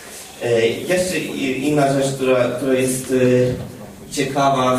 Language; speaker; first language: Polish; non-native, fluent; Ukrainian